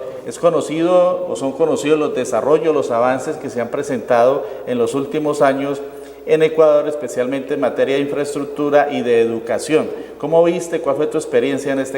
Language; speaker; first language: Spanish; native; Spanish